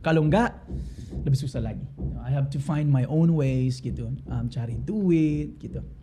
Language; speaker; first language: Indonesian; non-native, fluent; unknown